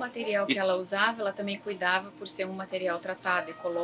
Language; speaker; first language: Portuguese; native; Portuguese